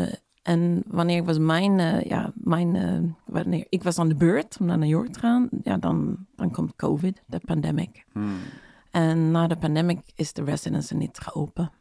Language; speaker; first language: Dutch; non-native, fluent; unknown